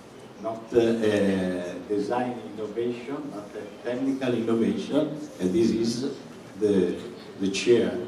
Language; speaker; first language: English; non-native, fluent; Italian